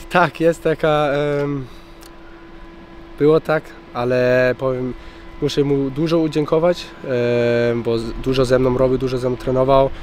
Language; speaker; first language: Polish; early bilingual, heritage; Polish